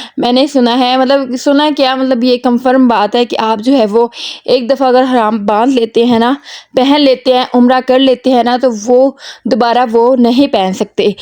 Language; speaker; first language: Urdu; non-native, local second language; Punjabi